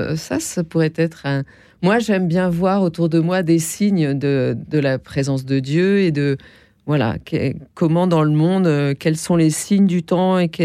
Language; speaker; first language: French; native; French